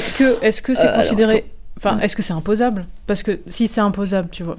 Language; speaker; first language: French; native; French